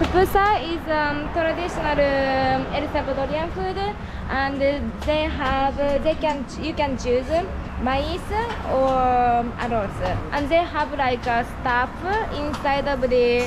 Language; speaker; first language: English; non-native, fluent; Japanese